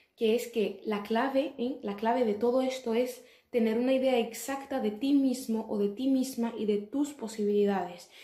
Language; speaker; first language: Spanish; early bilingual, other home language; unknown